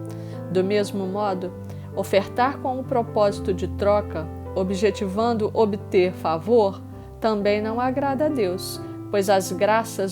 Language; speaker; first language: Portuguese; native; Portuguese